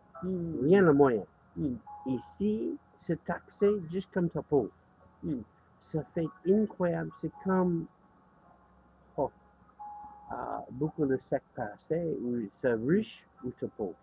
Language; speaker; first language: French; non-native, learner; English